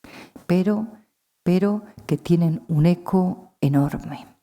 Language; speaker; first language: Spanish; native; Spanish